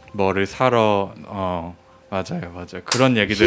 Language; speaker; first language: Korean; native; Korean